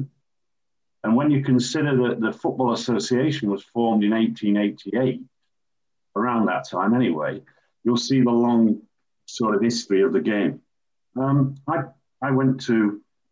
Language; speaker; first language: English; native; English